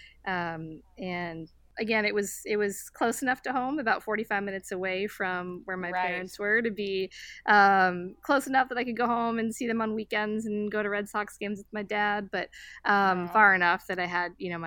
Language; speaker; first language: English; native; English